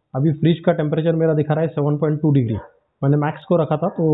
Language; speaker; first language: Hindi; non-native, local second language; Marathi